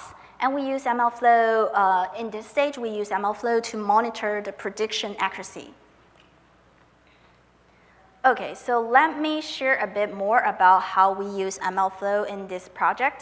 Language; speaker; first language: English; non-native, fluent; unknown